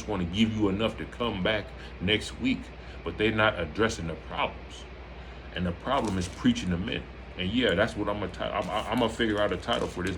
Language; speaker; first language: English; native; English